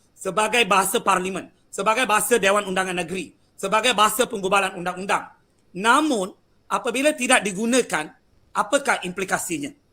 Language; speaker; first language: Malay; native; Malay